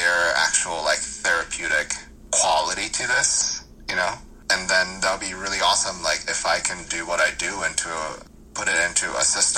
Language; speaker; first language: English; early bilingual, other home language; Korean